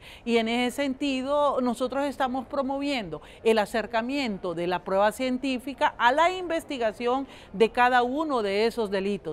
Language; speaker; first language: Spanish; native; Spanish